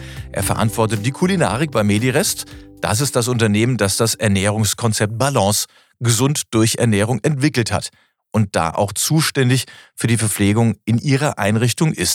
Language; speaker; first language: German; native; German